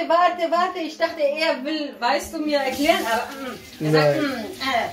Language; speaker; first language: German; non-native, learner; Kurdish